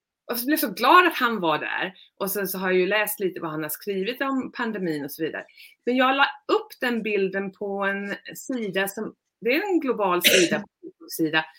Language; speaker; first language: Swedish; native; Swedish